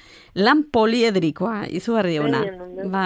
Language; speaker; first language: Basque; native; Basque